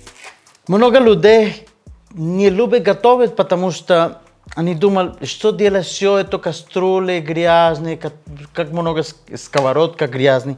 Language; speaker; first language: Russian; non-native, learner; Spanish